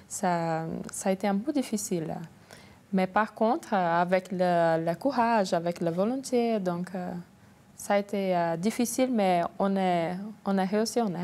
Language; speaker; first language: French; non-native, learner; Portuguese